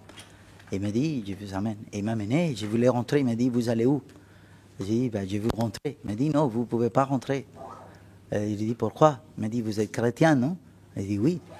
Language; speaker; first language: French; non-native, fluent; Spanish